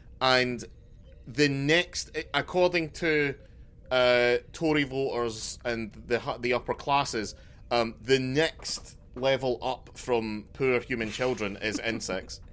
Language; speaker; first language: English; native; English